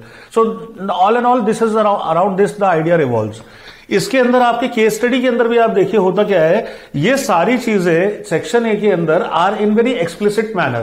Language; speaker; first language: Hindi; native; Hindi